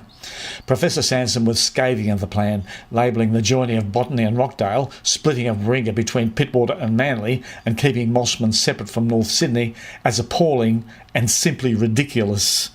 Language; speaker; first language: English; native; English